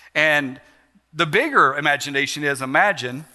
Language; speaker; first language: English; native; English